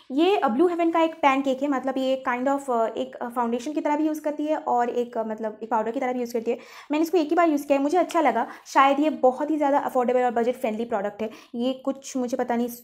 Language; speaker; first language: Hindi; non-native, local second language; Bangla